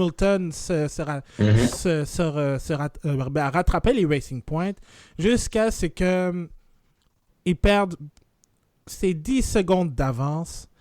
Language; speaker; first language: French; native; French